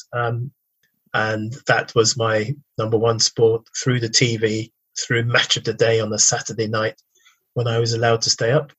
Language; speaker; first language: English; native; English